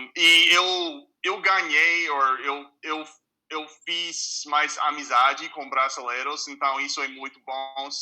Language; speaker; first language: Portuguese; non-native, fluent; English